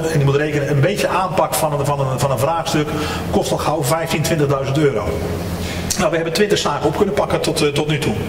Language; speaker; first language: Dutch; native; Dutch